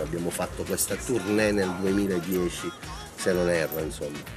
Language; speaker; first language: Italian; native; Italian